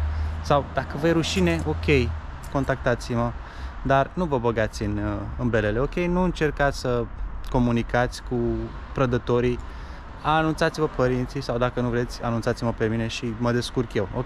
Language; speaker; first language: Romanian; native; Romanian